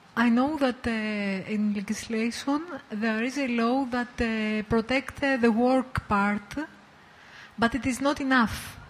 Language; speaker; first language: English; non-native, learner; Greek